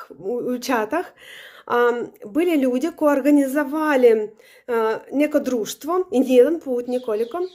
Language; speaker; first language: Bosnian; non-native, learner; Russian